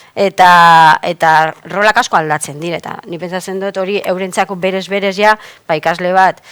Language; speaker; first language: Basque; native; Basque